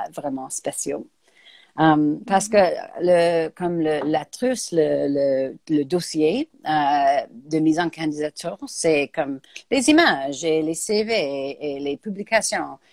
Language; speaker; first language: French; native; French